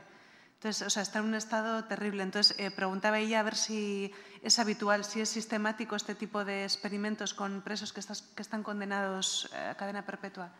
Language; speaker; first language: Spanish; native; Spanish